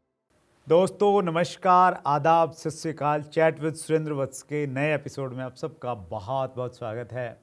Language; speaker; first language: Hindi; native; Hindi